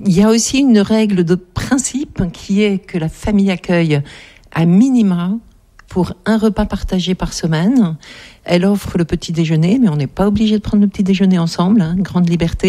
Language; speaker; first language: French; native; French